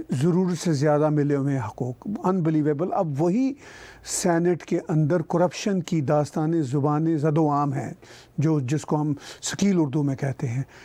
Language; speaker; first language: Urdu; non-native, local second language; Punjabi